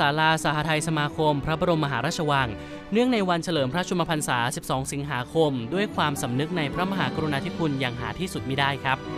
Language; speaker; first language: Thai; native; Thai